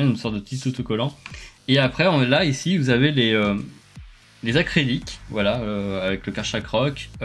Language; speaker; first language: French; native; French